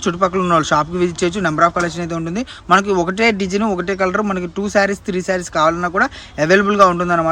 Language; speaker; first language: Telugu; native; Telugu